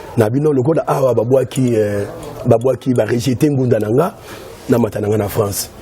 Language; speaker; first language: Lingala; native; Lingala